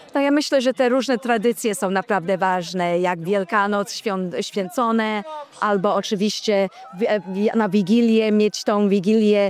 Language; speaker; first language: Polish; early bilingual, heritage; Polish